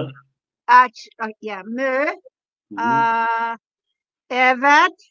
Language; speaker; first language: Turkish; non-native, learner; English